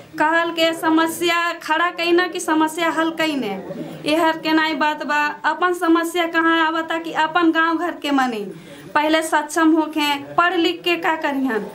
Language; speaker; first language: Bhojpuri; native; Bhojpuri